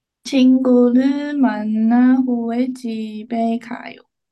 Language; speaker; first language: Korean; non-native, learner; Chinese